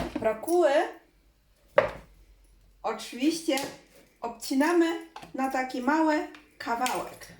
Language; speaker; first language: Polish; non-native, learner; Chinese